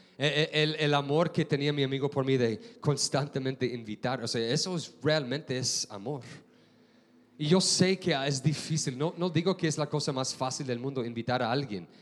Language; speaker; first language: Spanish; non-native, fluent; English